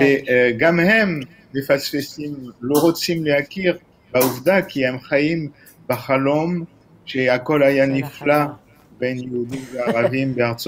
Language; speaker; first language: Hebrew; non-native, fluent; French